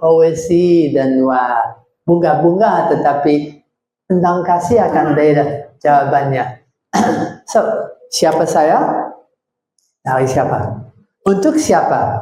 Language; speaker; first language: Indonesian; non-native, fluent; English